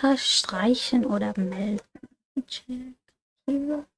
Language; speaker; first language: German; non-native, fluent; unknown